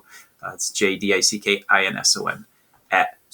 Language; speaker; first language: English; native; English